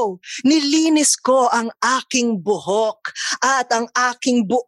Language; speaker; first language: Filipino; native; Filipino